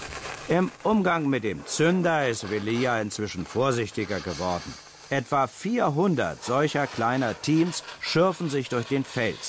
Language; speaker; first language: German; native; German